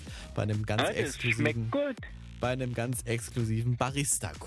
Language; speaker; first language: German; native; German